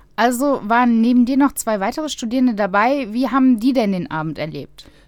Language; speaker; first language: German; native; German